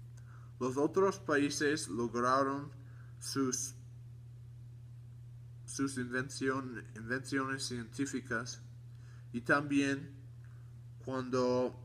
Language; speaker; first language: Spanish; non-native, learner; English